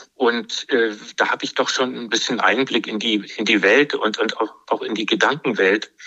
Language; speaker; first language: German; native; German